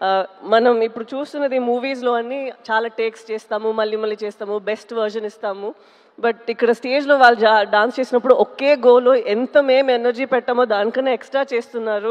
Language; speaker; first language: Telugu; non-native, local second language; Tamil